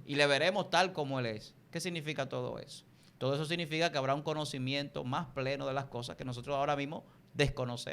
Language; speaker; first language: Spanish; native; Spanish